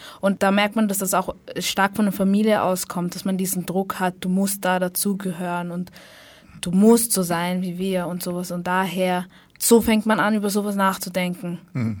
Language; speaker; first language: German; early bilingual, other home language; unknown